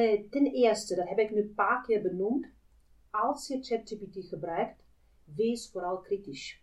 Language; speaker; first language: Dutch; non-native, fluent; German